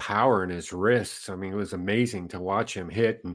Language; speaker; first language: English; native; English